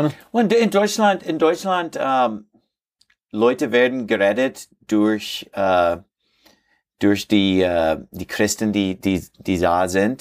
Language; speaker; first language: German; non-native, learner; English